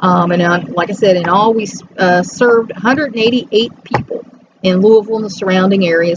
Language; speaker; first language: English; native; English